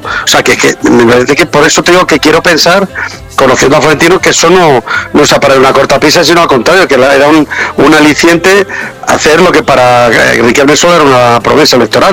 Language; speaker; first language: Spanish; native; Spanish